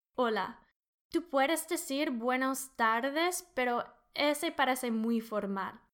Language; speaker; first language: Spanish; non-native, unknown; English